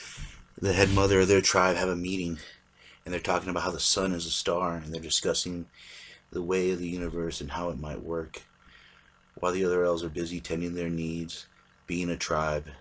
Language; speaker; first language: English; native; English